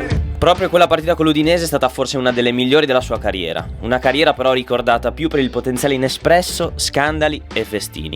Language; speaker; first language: Italian; native; Italian